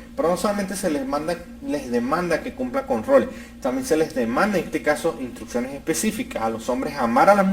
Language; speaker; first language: Spanish; native; Spanish